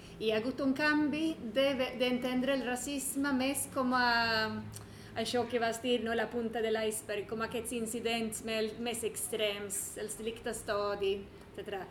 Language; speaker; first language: Catalan; non-native, fluent; Swedish